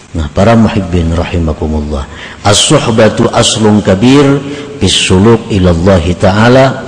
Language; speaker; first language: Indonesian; non-native, local second language; Banjar